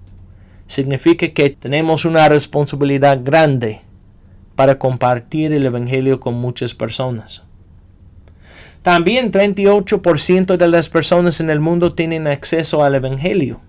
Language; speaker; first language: Spanish; non-native, fluent; English